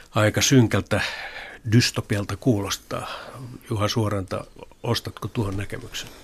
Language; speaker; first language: Finnish; native; Finnish